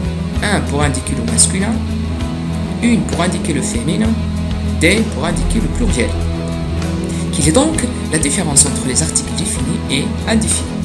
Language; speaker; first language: French; non-native, fluent; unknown